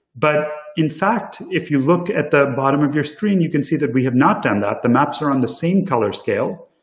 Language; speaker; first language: English; early bilingual, other home language; Tamil